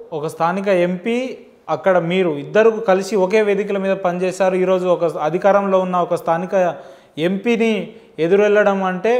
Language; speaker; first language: Telugu; native; Telugu